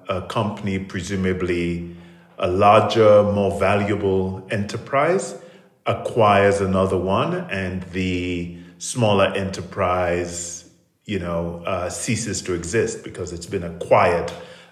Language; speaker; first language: English; non-native, local second language; Krio